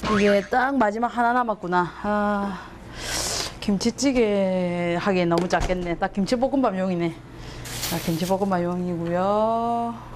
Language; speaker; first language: Korean; native; Korean